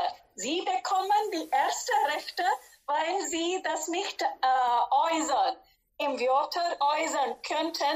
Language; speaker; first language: German; non-native, fluent; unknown